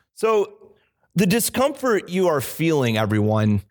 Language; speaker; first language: English; native; English